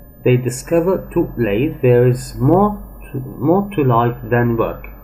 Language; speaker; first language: English; non-native, fluent; Arabic